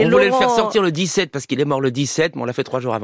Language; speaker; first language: French; native; French